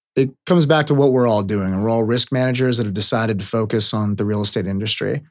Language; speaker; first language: English; native; English